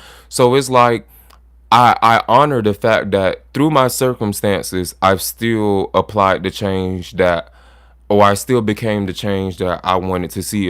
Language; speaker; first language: English; native; English